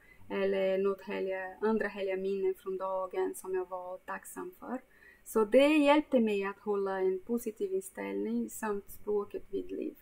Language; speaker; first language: Swedish; non-native, fluent; Portuguese